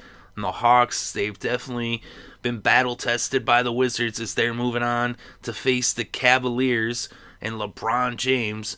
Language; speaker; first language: English; native; English